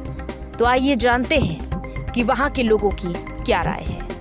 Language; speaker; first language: Hindi; native; Hindi